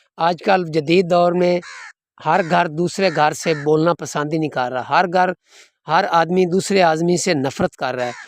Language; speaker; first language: Urdu; non-native, local second language; Punjabi